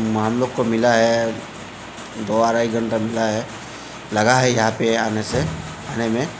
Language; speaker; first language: Hindi; non-native, local second language; Assamese